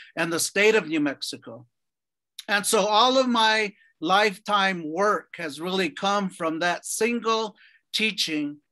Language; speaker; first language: English; native; English